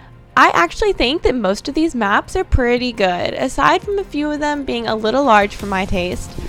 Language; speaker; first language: English; native; English